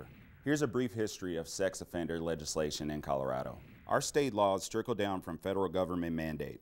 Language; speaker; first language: English; native; English